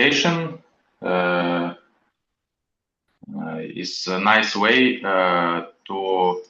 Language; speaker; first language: English; non-native, learner; Russian